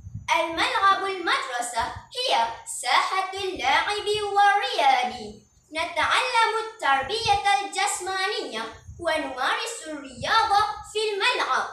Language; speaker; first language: Arabic; non-native, learner; Malay